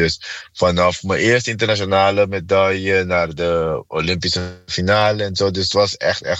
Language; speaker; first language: Dutch; non-native, fluent; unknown